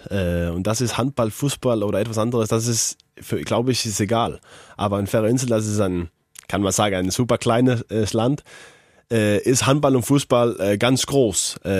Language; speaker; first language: German; non-native, learner; Faroese